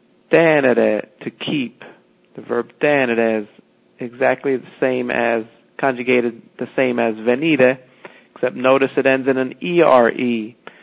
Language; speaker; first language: English; native; English